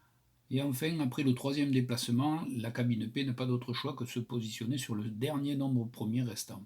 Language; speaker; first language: French; native; French